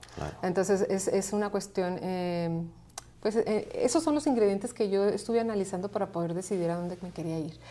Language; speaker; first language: Spanish; native; Spanish